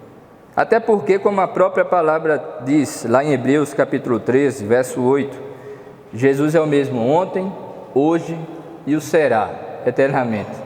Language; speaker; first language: Portuguese; native; Portuguese